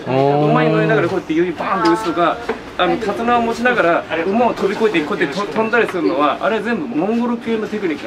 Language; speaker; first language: Japanese; native; Japanese